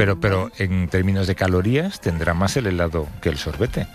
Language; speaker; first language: Spanish; native; Spanish